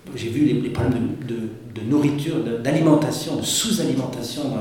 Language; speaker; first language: French; native; French